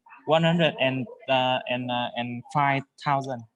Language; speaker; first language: English; non-native, learner; Vietnamese